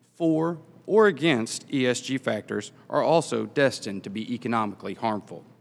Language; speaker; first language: English; native; English